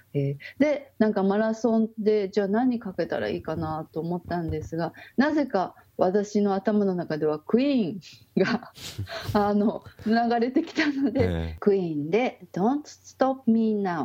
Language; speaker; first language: Japanese; native; Japanese